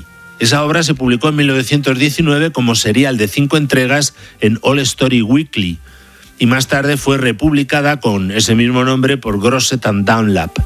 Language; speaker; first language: Spanish; native; Spanish